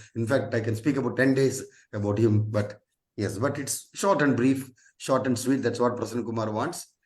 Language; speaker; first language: English; non-native, local second language; Telugu